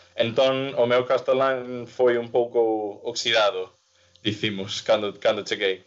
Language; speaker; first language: Galician; non-native, fluent; English